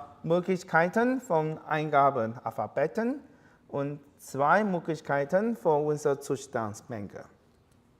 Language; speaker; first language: German; non-native, learner; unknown